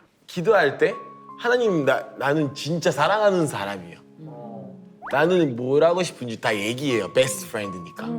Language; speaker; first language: Korean; early bilingual, heritage; English